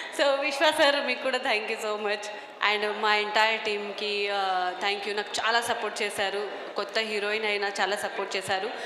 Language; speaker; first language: Telugu; non-native, fluent; Marathi